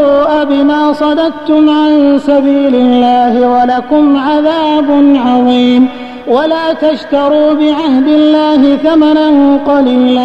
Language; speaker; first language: Arabic; native; Arabic